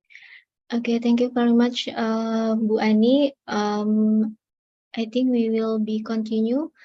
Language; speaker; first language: English; non-native, learner; Indonesian